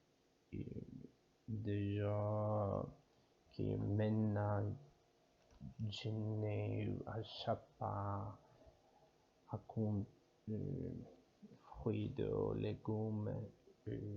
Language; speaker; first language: French; non-native, learner; Spanish